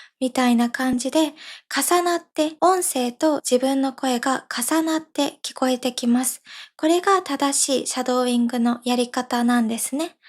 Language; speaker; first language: Japanese; native; Japanese